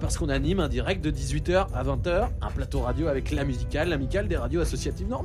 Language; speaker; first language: French; native; French